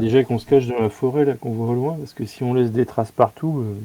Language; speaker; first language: French; native; French